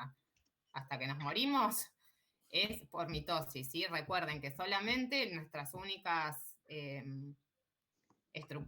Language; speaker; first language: Spanish; native; Spanish